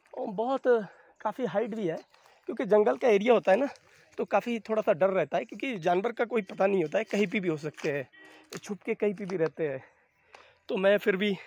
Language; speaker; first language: Hindi; non-native, local second language; Bangla